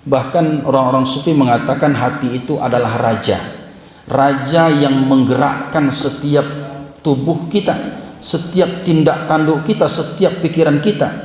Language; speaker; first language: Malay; non-native, local second language; Minangkabau